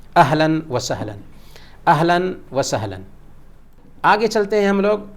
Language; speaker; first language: Urdu; native; Urdu